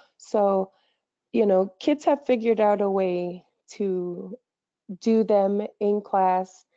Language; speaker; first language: English; native; English